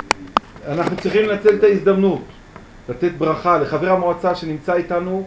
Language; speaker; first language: Hebrew; native; Hebrew